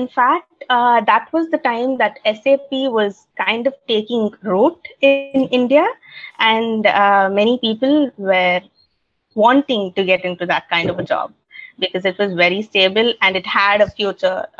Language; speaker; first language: English; non-native, local second language; Tamil